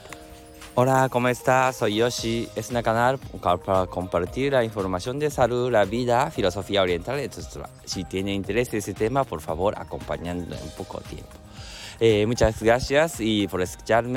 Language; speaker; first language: Spanish; non-native, learner; Japanese